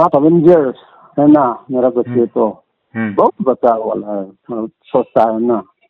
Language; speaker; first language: Hindi; non-native, local second language; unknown